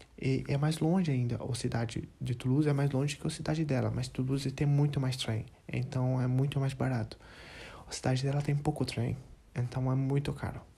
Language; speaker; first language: Portuguese; non-native, learner; English